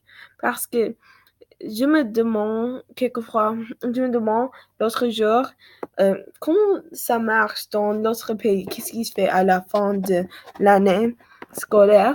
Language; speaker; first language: French; non-native, learner; English